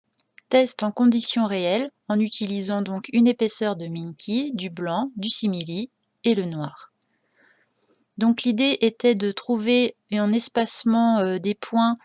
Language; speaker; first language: French; native; French